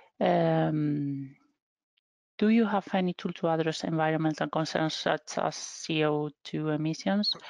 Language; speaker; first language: English; non-native, fluent; Spanish